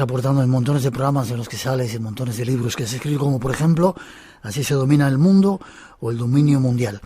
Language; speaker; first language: Spanish; native; Spanish